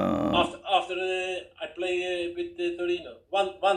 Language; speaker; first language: English; non-native, fluent; Dutch